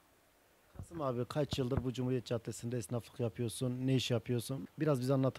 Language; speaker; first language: Turkish; native; Turkish